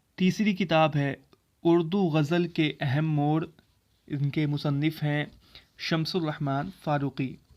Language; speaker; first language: Urdu; native; Urdu